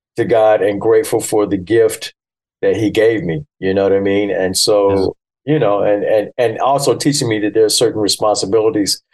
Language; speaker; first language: English; early bilingual, other home language; Yoruba